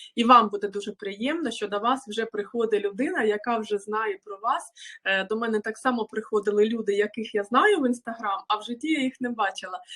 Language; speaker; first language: Ukrainian; non-native, local second language; Russian